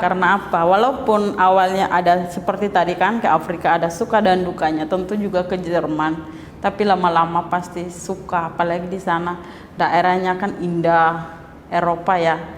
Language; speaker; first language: Indonesian; non-native, local second language; Tetum